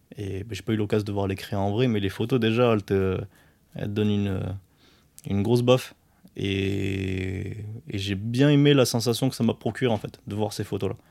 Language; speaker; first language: French; early bilingual, other home language; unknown